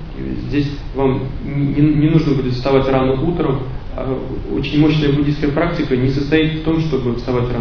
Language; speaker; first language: Russian; native; Russian